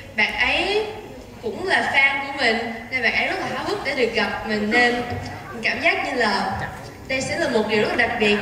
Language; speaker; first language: Vietnamese; early bilingual, heritage; Vietnamese